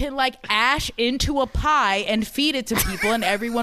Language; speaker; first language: English; native; English